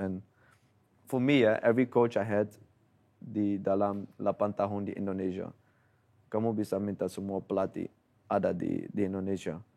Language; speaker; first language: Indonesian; non-native, fluent; Dutch